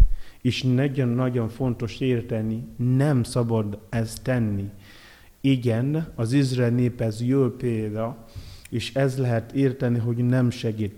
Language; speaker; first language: Hungarian; non-native, learner; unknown